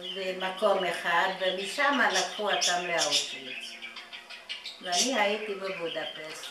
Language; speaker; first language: Hebrew; non-native, fluent; Yiddish